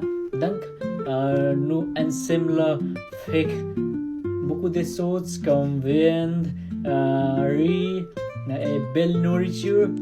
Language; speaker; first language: French; non-native, learner; Nepali